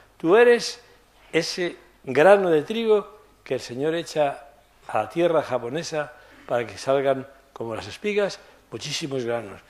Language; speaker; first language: Spanish; native; Spanish